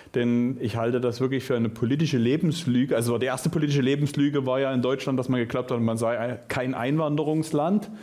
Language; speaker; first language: German; native; German